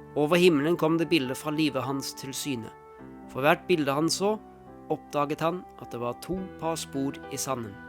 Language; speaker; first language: Norwegian; non-native, fluent; German